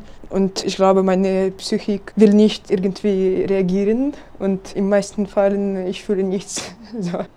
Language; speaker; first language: German; non-native, learner; Belarusian